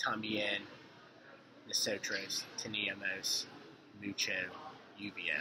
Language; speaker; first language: Spanish; non-native, learner; English